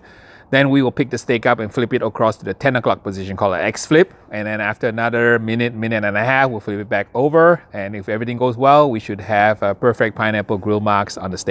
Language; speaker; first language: English; native; English